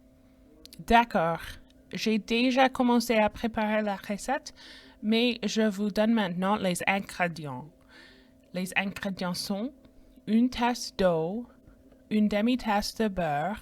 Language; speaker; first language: French; non-native, fluent; English